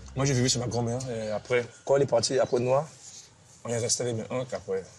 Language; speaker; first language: French; non-native, local second language; Lingala